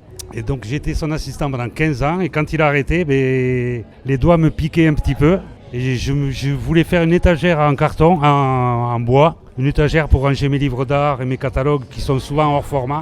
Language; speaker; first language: French; native; French